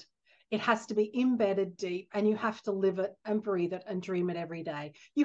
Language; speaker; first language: English; native; English